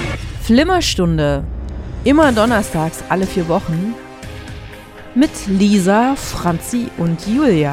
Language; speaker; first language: German; native; German